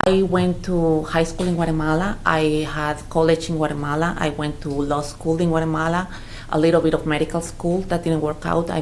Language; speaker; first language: English; non-native, fluent; Spanish